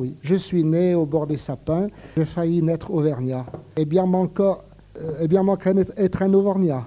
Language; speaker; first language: French; native; French